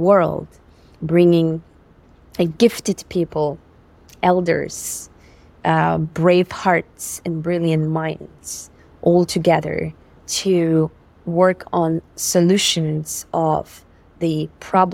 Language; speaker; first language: English; non-native, fluent; Yakut